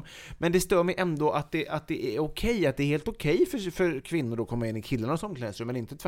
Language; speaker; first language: Swedish; native; Swedish